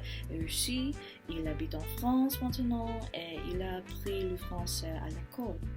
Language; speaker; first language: French; non-native, learner; English